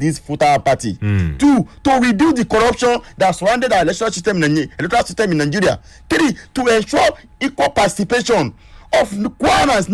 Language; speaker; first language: English; non-native, local second language; Yoruba